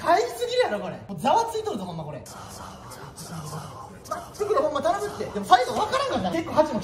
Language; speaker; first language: Japanese; native; Japanese